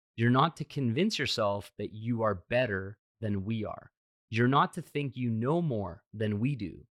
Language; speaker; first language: English; early bilingual, heritage; Hungarian